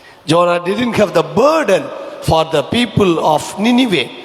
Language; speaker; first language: English; non-native, local second language; Tamil